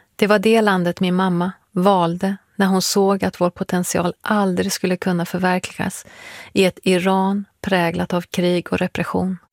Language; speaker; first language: Swedish; early bilingual, other home language; Persian